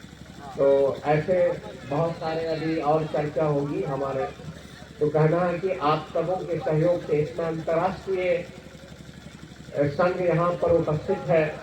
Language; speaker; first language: Hindi; native; Hindi